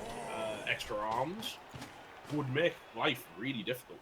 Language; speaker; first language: English; native; English